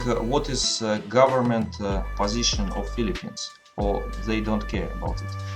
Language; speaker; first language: English; non-native, learner; Russian